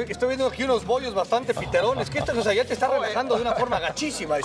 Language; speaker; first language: Spanish; native; Spanish